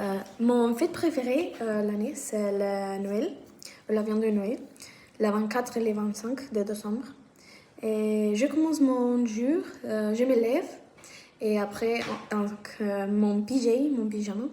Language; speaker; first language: French; non-native, learner; Spanish